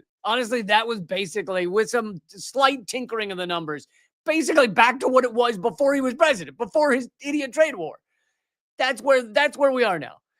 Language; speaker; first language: English; native; English